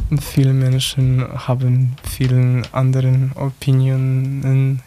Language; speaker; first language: German; non-native, learner; Polish